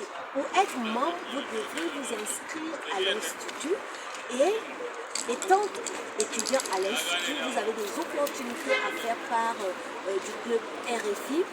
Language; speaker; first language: French; non-native, fluent; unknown